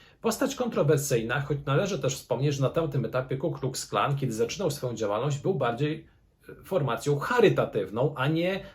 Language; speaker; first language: Polish; native; Polish